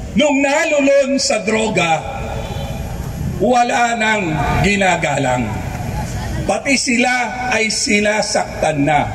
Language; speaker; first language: Filipino; native; Filipino